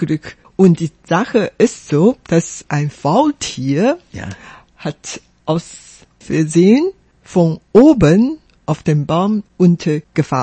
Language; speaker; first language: German; non-native, fluent; Chinese